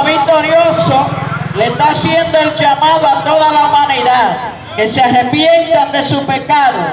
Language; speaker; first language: Spanish; native; Spanish